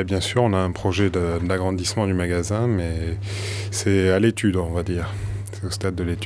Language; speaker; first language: French; native; French